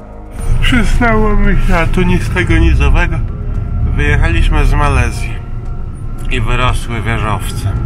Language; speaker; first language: Polish; native; Polish